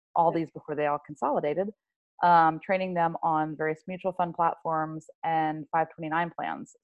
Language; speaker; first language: English; early bilingual, other home language; French